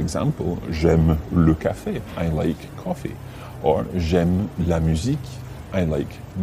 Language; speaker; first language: French; non-native, fluent; English